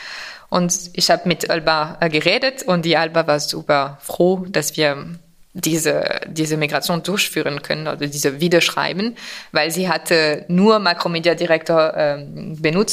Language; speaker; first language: German; non-native, fluent; French